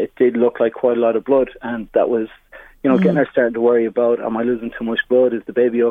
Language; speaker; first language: English; native; English